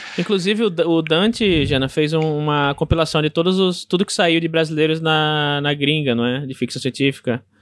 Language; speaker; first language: Portuguese; native; Portuguese